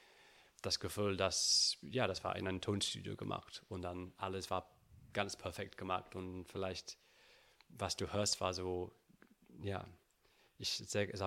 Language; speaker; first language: German; non-native, learner; English